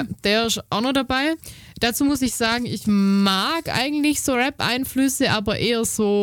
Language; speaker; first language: German; native; German